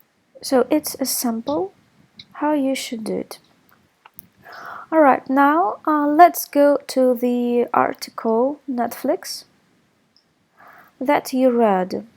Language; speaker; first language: English; non-native, fluent; Russian